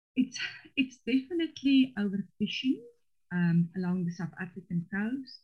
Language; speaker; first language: English; non-native, local second language; Afrikaans